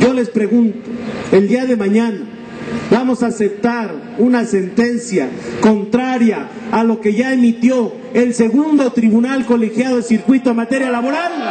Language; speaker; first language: Spanish; native; Spanish